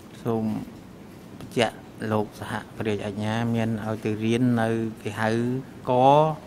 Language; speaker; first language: Khmer; native; Khmer